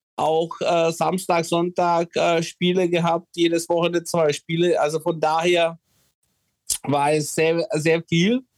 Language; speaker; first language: German; early bilingual, other home language; Czech